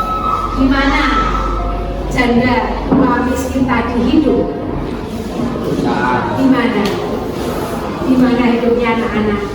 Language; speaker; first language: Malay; non-native, local second language; Javanese